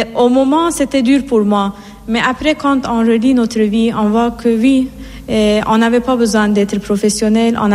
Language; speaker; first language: French; non-native, fluent; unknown